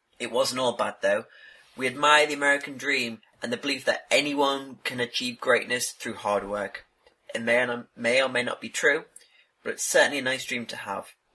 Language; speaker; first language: English; native; English